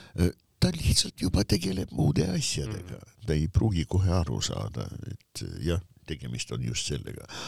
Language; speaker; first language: Estonian; non-native, local second language; Russian